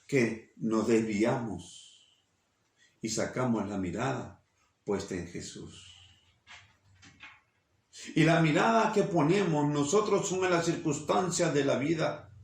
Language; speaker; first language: Spanish; native; Spanish